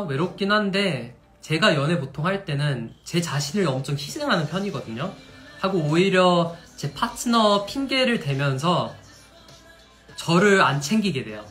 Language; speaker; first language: Korean; non-native, fluent; English